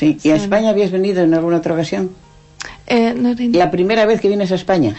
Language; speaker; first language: Spanish; native; Spanish